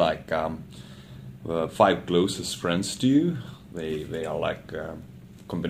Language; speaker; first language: English; non-native, fluent; Estonian